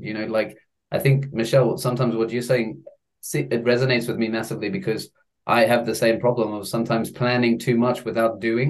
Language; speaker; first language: English; native; English